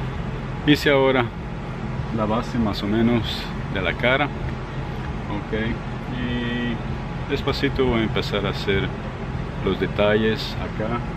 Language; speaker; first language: Spanish; non-native, fluent; Portuguese